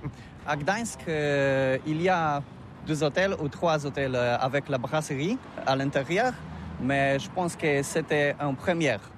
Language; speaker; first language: French; non-native, learner; Polish